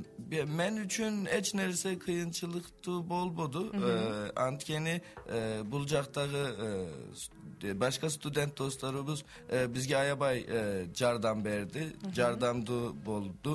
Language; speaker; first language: Kyrgyz; non-native, learner; Turkish